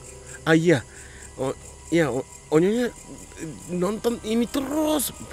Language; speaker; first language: Indonesian; non-native, learner; Japanese